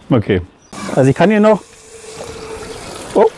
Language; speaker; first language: German; native; German